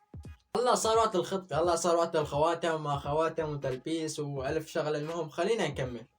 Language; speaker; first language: Arabic; native; Arabic